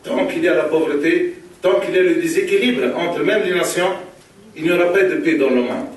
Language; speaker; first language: French; non-native, local second language; Arabic